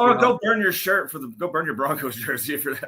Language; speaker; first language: English; native; English